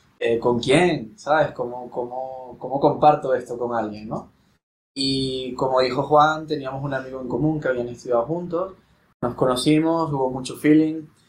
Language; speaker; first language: Spanish; native; Spanish